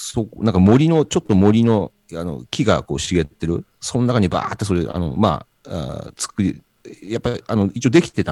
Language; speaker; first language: Japanese; native; Japanese